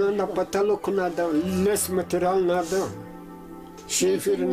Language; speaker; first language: Russian; non-native, local second language; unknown